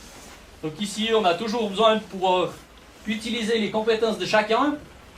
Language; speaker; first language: French; native; French